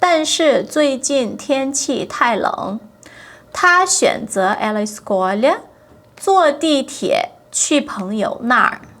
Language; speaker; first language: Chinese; non-native, fluent; Portuguese